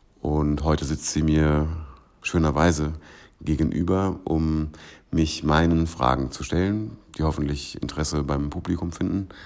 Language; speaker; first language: German; native; German